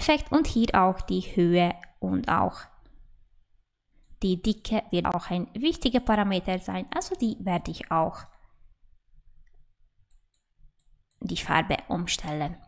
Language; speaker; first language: German; non-native, fluent; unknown